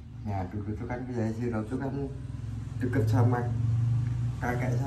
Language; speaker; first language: Indonesian; non-native, local second language; Javanese